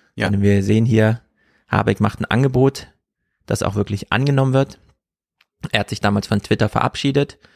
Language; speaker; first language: German; native; German